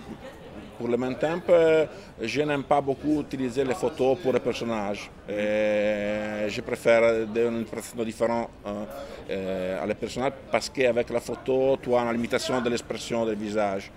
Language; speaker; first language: French; non-native, fluent; Italian